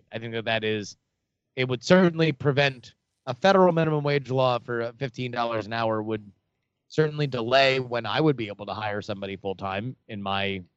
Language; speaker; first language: English; native; English